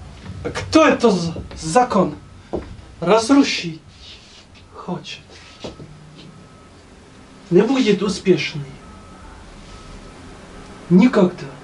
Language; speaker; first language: Russian; non-native, learner; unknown